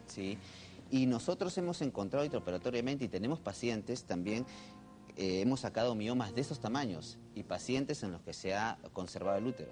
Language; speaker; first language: Spanish; native; Spanish